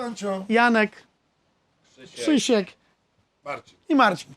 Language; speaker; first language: Polish; native; Polish